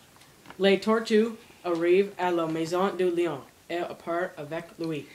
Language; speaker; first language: French; non-native, learner; English